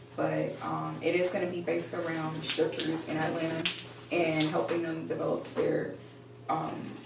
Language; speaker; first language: English; native; English